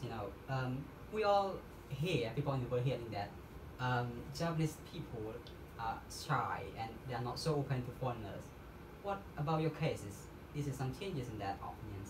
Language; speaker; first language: English; non-native, fluent; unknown